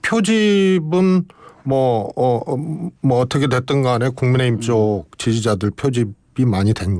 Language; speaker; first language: Korean; native; Korean